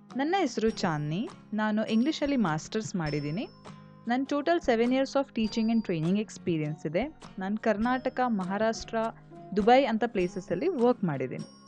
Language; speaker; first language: Kannada; non-native, local second language; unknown